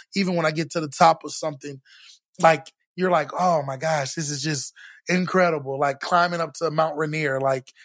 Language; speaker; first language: English; native; English